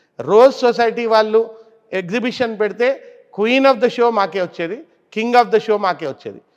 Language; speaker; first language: Telugu; native; Telugu